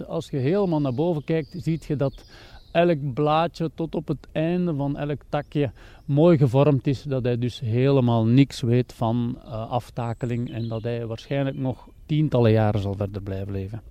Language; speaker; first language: Dutch; native; Dutch